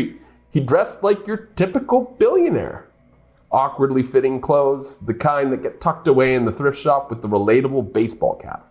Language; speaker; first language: English; native; English